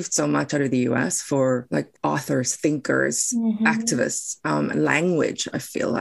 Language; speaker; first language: English; non-native, local second language; Afrikaans